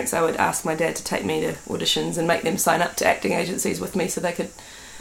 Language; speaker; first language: English; native; English